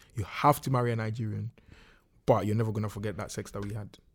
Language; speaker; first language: English; non-native, local second language; Akan